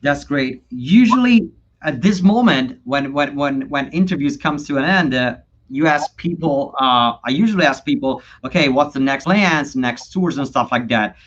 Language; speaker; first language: English; non-native, fluent; Italian